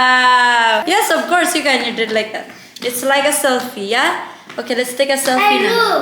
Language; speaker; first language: English; non-native, local second language; Filipino